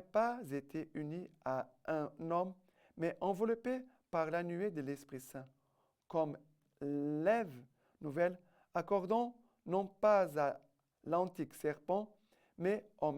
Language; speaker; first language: French; non-native, fluent; Portuguese